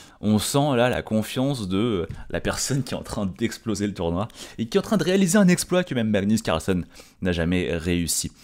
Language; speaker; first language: French; native; French